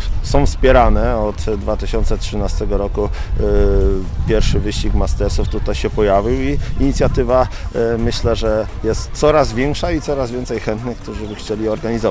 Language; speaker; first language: Polish; native; Polish